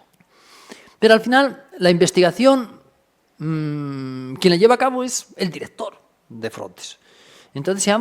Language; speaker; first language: Spanish; native; Spanish